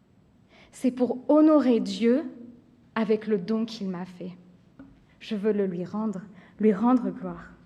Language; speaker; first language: French; native; French